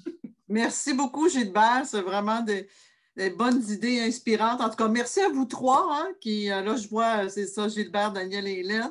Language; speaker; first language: French; native; French